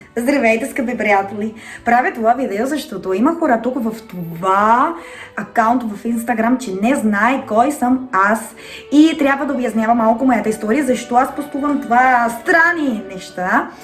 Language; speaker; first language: Bulgarian; non-native, learner; Spanish